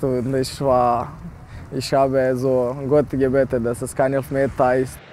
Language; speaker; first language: German; non-native, fluent; Serbian